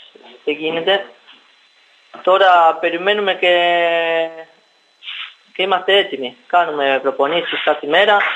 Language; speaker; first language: Greek; non-native, learner; Spanish